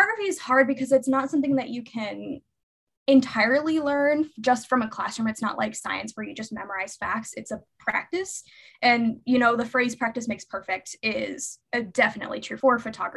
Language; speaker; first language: English; native; English